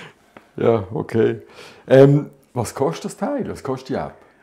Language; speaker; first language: German; native; German